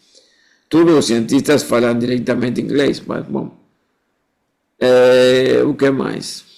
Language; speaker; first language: Portuguese; non-native, fluent; Spanish